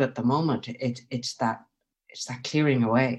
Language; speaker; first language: English; native; English